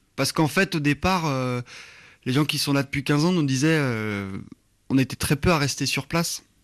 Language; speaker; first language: French; native; French